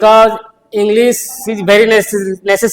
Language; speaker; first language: English; non-native, learner; Hindi